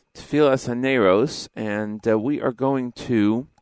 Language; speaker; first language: English; native; English